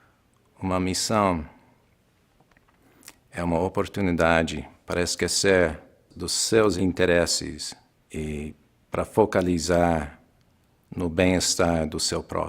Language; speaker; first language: Portuguese; non-native, fluent; English